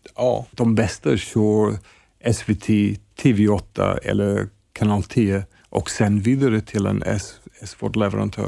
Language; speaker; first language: Swedish; non-native, fluent; English